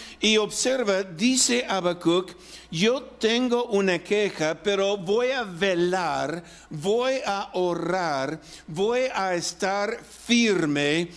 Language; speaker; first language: Spanish; non-native, fluent; English